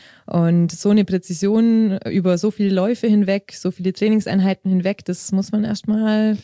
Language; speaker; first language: German; native; German